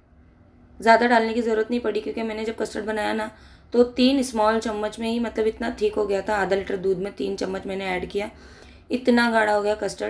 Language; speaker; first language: Hindi; native; Hindi